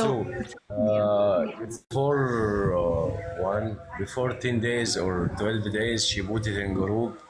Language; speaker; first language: English; non-native, learner; Arabic